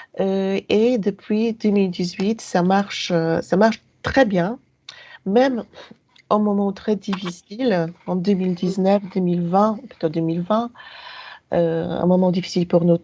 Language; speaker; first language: French; non-native, fluent; Polish